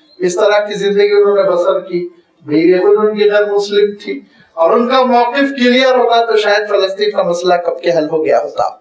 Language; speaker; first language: Urdu; native; Urdu